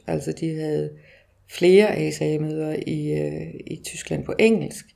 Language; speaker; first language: Danish; native; Danish